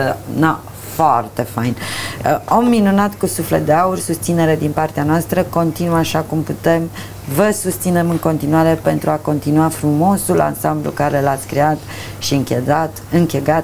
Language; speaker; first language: Romanian; native; Romanian